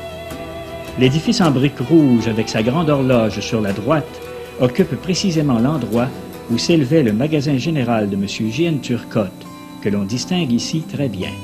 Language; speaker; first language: French; native; French